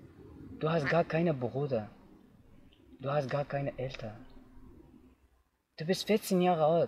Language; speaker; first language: German; non-native, learner; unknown